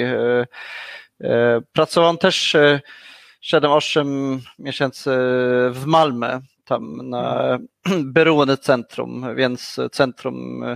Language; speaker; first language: Polish; non-native, learner; Swedish